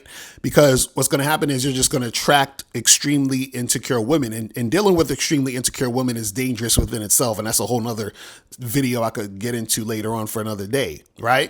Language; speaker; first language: English; native; English